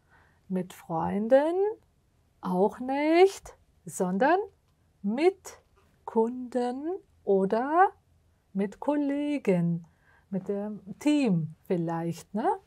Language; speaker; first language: German; non-native, fluent; Uzbek